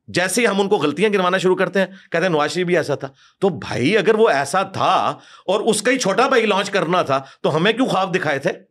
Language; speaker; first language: Urdu; non-native, local second language; Punjabi